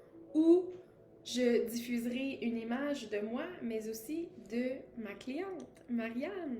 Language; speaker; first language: French; native; French